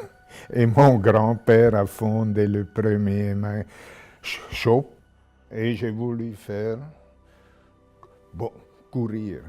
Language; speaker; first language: French; non-native, local second language; German